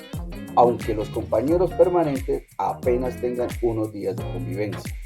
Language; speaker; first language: Spanish; native; Spanish